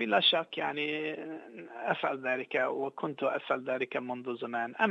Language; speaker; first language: Arabic; non-native, fluent; English